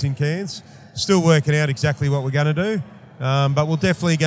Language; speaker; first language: English; native; English